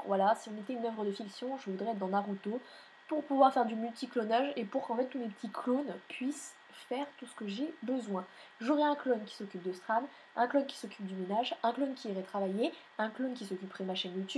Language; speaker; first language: French; native; French